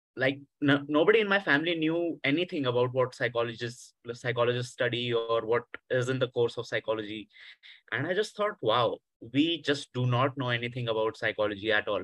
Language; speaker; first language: English; non-native, local second language; Hindi